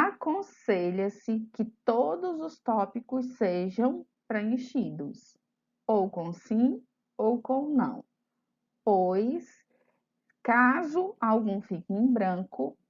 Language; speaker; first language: Portuguese; native; Portuguese